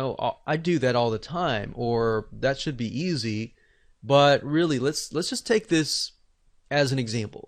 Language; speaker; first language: English; native; English